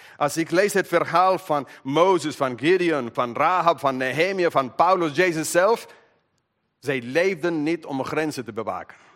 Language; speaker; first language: Dutch; non-native, fluent; English